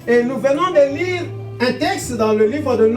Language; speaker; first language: French; non-native, local second language; Lingala